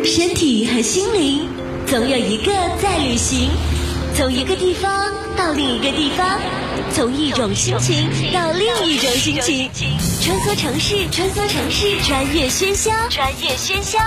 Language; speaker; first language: Chinese; native; Chinese